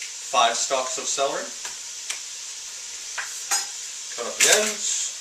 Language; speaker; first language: English; native; English